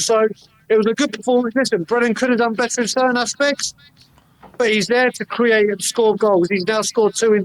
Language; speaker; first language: English; native; English